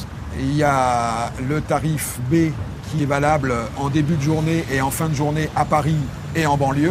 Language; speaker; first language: French; native; French